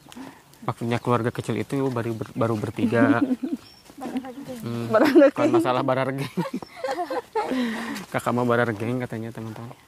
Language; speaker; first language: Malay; non-native, local second language; Sundanese